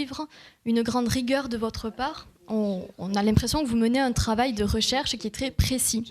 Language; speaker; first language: French; native; French